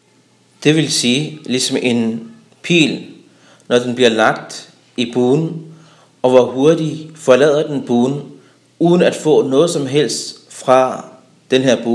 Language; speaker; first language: Danish; early bilingual, other home language; Arabic